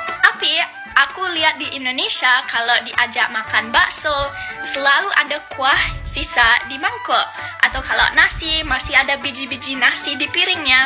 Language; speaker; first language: Indonesian; non-native, fluent; English